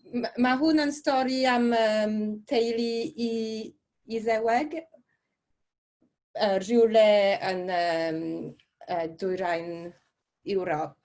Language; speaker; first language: Welsh; non-native, fluent; French